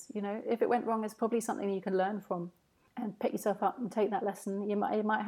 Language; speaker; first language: English; native; English